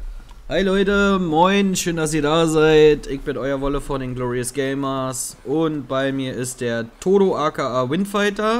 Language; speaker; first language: German; native; German